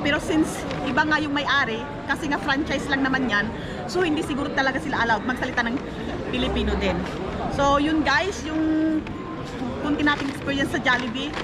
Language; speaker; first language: Filipino; non-native, local second language; Iloko